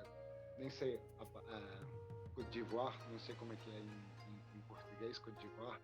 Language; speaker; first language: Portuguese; non-native, fluent; French